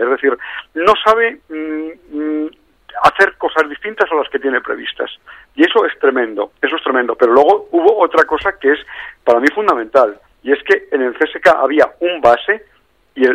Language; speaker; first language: Spanish; native; Spanish